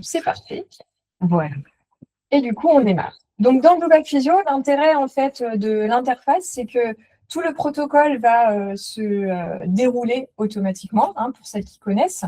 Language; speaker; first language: French; native; French